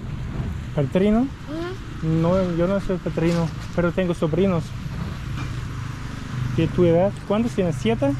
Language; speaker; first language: Spanish; non-native, fluent; German